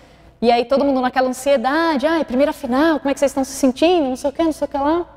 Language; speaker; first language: Portuguese; native; Portuguese